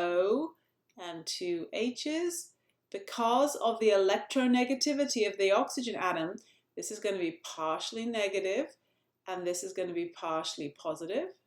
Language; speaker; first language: English; native; English